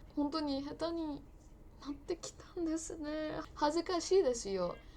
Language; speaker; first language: Japanese; non-native, learner; English